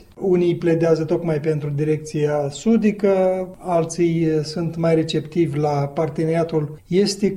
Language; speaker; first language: Romanian; native; Romanian